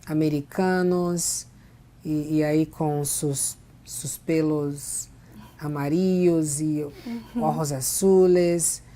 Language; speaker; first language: Spanish; non-native, fluent; Portuguese